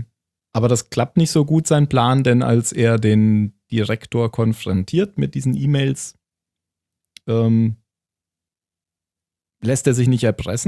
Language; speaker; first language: German; native; German